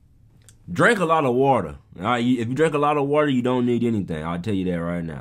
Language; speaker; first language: English; native; English